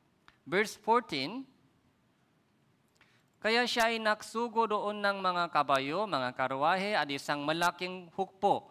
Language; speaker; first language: Filipino; non-native, fluent; Korean